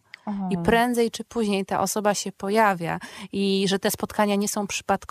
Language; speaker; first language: Polish; native; Polish